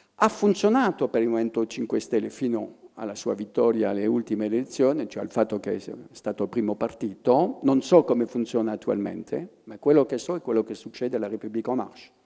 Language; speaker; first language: Italian; non-native, fluent; French